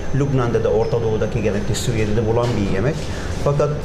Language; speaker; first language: Turkish; non-native, fluent; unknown